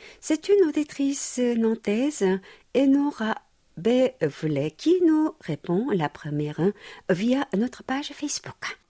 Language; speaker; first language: French; non-native, fluent; Korean